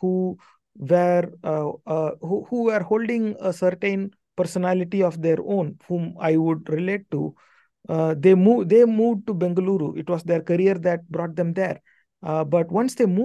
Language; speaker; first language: English; non-native, local second language; Tamil